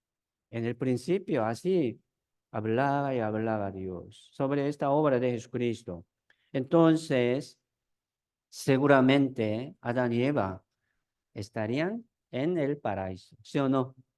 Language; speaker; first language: Spanish; non-native, fluent; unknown